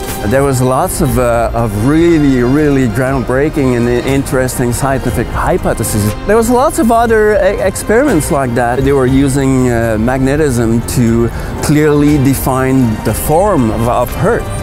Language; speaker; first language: English; non-native, fluent; French